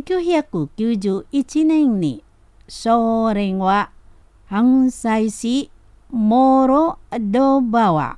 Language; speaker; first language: Japanese; non-native, fluent; Indonesian